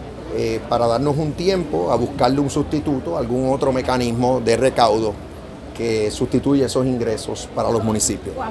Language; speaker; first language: Spanish; native; Spanish